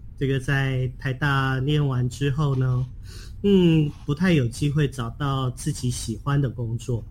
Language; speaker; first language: Chinese; native; Chinese